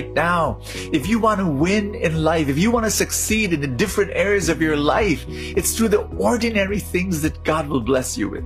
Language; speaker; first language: English; non-native, local second language; Filipino